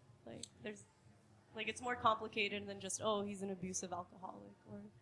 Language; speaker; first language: English; native; English